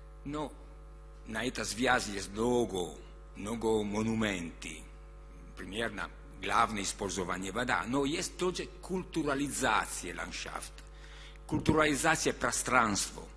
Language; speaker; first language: Russian; non-native, learner; Italian